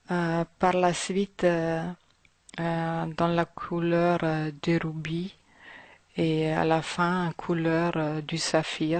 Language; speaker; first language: French; non-native, fluent; German